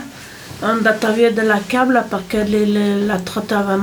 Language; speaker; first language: Italian; non-native, local second language; French